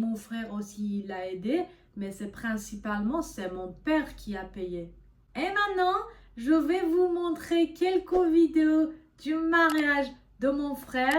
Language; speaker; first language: French; non-native, fluent; Persian